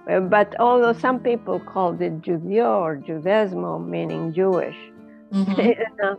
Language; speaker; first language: English; non-native, fluent; Ladino